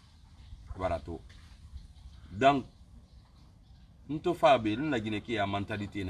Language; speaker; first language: French; non-native, local second language; Susu